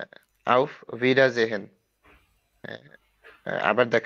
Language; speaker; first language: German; non-native, learner; Bangla